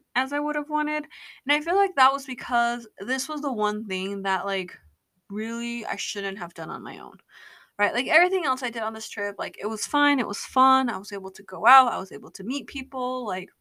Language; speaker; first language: English; native; English